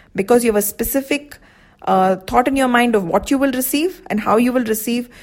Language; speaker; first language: English; non-native, local second language; Hindi